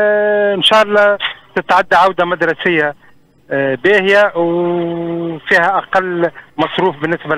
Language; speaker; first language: Arabic; native; Arabic